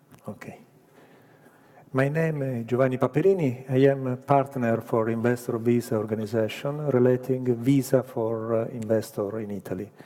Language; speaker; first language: English; non-native, learner; Italian